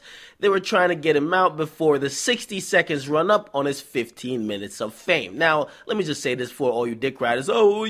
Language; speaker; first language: English; native; English